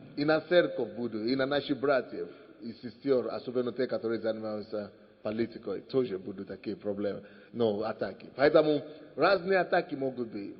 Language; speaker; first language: Russian; non-native, fluent; Yoruba